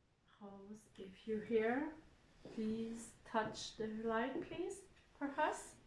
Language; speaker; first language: English; non-native, learner; French